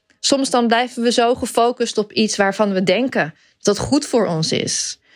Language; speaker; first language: Dutch; native; Dutch